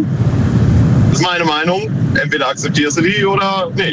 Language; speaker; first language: German; native; German